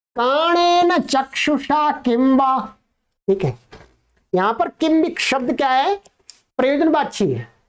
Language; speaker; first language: Hindi; native; Hindi